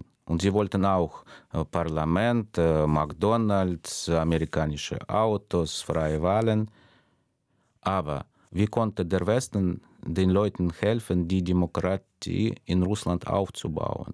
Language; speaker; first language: German; non-native, fluent; Russian